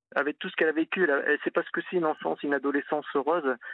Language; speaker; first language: French; native; French